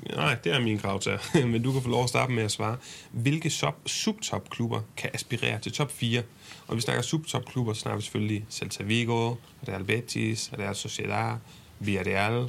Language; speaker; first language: Danish; native; Danish